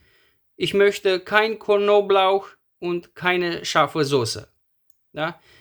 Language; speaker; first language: German; non-native, fluent; Romanian